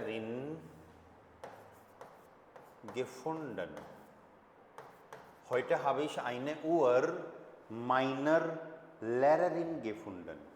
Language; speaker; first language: German; non-native, fluent; Hindi